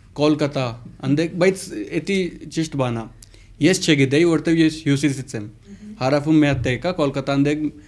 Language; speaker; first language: Armenian; non-native, fluent; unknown